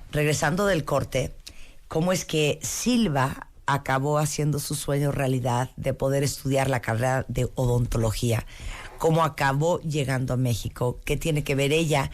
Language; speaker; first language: Spanish; native; Spanish